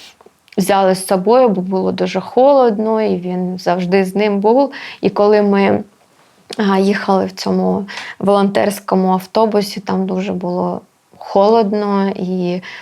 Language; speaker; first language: Ukrainian; non-native, local second language; Russian